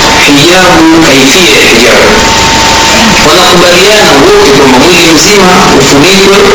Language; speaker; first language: Swahili; native; Swahili